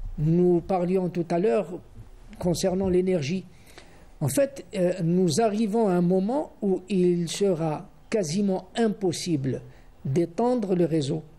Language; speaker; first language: French; non-native, local second language; Arabic